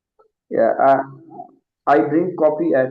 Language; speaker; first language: English; non-native, learner; Urdu